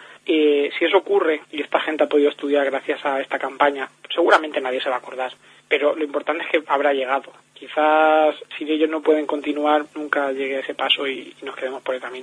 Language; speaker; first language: Spanish; native; Spanish